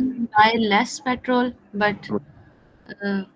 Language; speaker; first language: English; non-native, learner; Urdu